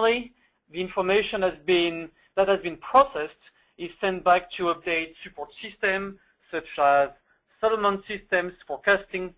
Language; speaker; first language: English; non-native, fluent; French